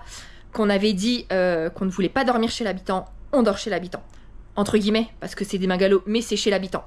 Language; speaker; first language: French; native; French